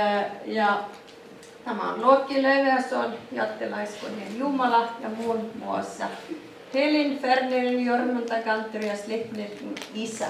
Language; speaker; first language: Finnish; non-native, fluent; Icelandic